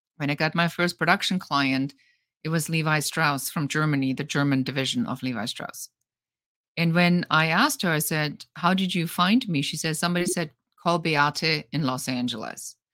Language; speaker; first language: English; non-native, fluent; German